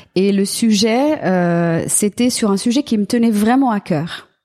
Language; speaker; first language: French; non-native, fluent; German